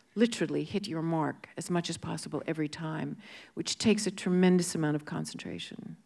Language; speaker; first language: English; native; English